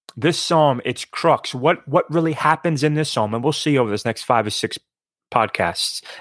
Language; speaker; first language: English; native; English